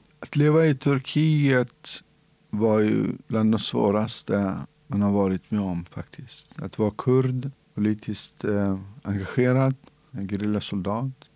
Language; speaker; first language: Swedish; non-native, fluent; Central Kurdish